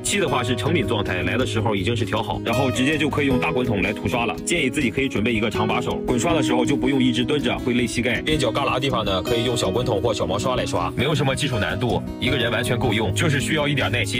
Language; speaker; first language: Chinese; native; Chinese